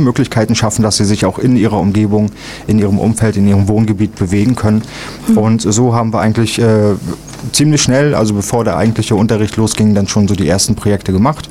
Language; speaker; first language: German; native; German